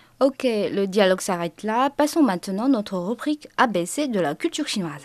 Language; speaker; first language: French; non-native, fluent; Chinese